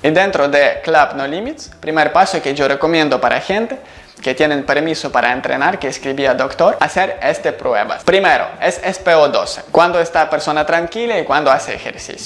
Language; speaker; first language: Spanish; non-native, learner; Ukrainian